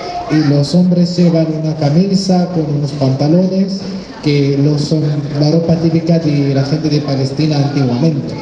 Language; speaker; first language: Spanish; non-native, fluent; Arabic